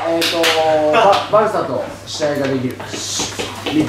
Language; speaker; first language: Japanese; native; Japanese